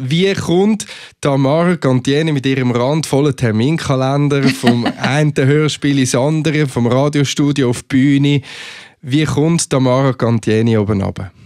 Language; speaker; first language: German; native; German